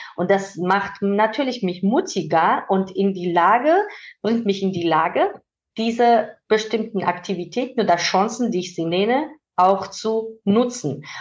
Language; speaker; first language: German; non-native, fluent; Georgian